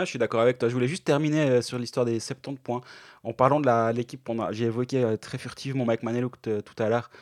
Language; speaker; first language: French; native; French